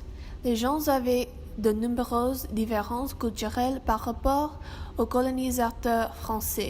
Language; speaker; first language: French; non-native, learner; English